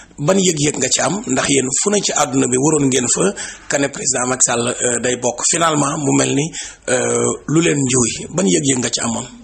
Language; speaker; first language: Wolof; native; Wolof